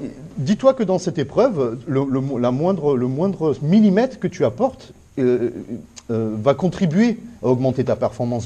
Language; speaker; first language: French; native; French